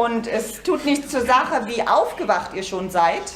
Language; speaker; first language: German; native; German